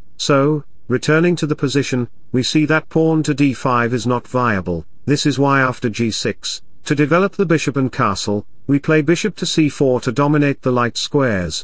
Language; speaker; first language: English; non-native, local second language; Hindi